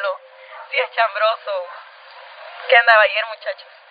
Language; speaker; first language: Spanish; native; Spanish